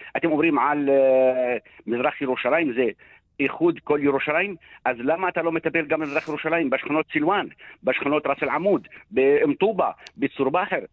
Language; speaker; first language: Hebrew; non-native, local second language; Arabic